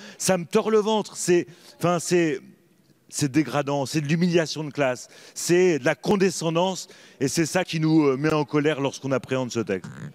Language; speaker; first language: French; native; French